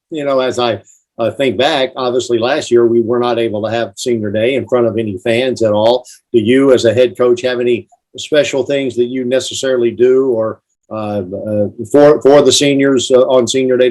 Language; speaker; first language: English; native; English